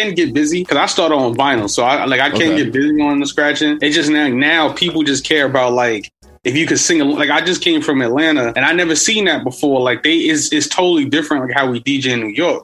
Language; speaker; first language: English; native; English